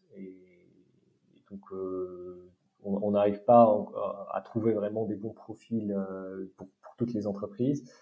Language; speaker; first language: French; non-native, local second language; Arabic